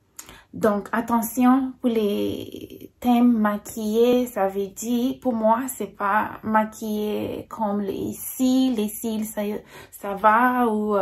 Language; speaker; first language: French; non-native, fluent; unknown